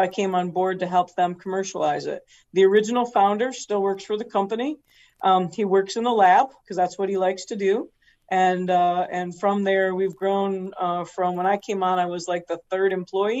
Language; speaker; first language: English; native; English